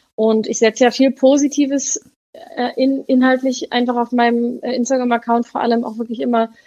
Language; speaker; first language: German; native; German